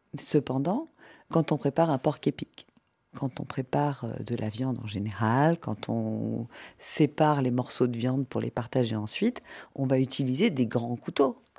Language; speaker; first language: French; native; French